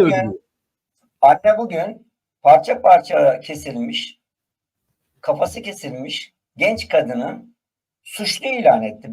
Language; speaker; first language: Turkish; native; Turkish